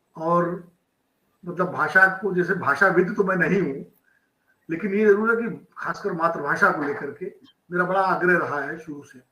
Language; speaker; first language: Hindi; native; Hindi